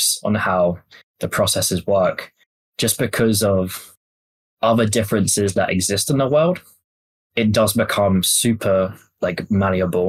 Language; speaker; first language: English; native; English